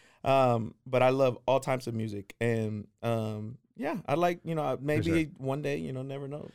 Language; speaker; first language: English; non-native, fluent; Spanish